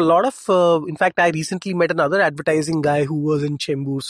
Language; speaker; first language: English; non-native, local second language; Hindi